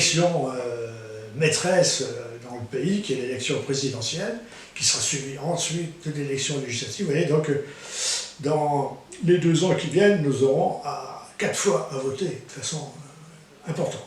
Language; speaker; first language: French; native; French